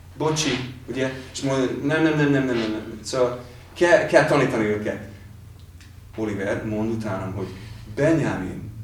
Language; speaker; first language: Hungarian; non-native, fluent; English